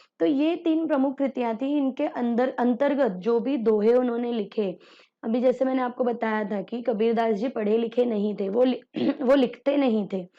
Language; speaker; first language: Hindi; native; Hindi